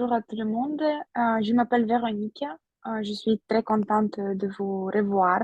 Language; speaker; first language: French; non-native, fluent; Russian